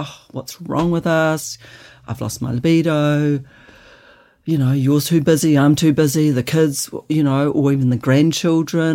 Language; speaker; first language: English; native; English